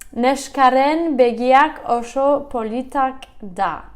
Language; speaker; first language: Basque; non-native, learner; English